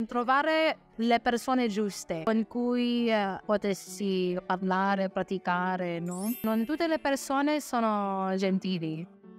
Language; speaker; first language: Italian; non-native, fluent; Filipino